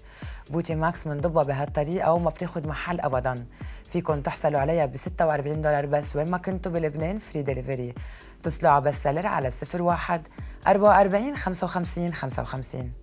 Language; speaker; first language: Arabic; native; Arabic